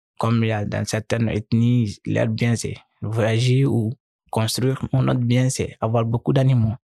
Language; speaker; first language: French; non-native, local second language; Fula